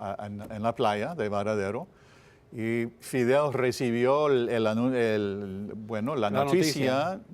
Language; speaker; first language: Spanish; non-native, fluent; English